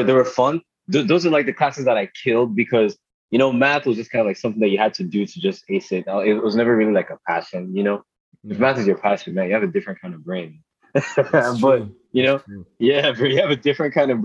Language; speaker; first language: English; non-native, local second language; Igbo